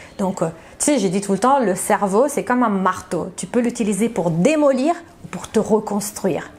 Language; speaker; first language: French; non-native, fluent; Italian